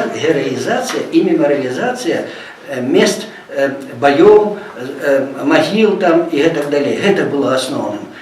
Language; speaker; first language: Belarusian; non-native, local second language; Russian